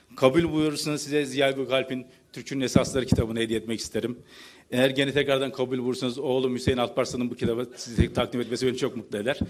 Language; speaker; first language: Turkish; native; Turkish